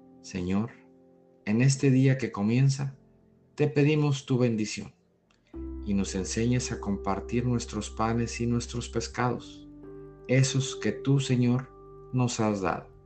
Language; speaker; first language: Spanish; native; Spanish